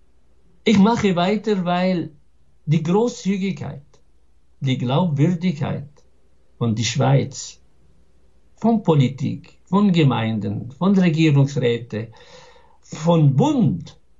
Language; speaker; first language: German; non-native, fluent; Arabic